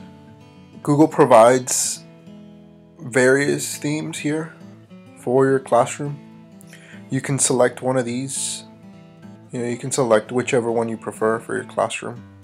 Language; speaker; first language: English; native; English